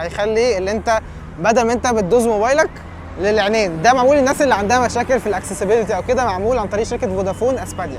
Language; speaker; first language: Arabic; native; Arabic